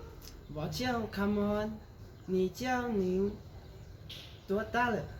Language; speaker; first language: Chinese; non-native, learner; Lao